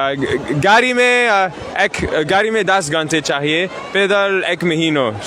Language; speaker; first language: Hindi; non-native, learner; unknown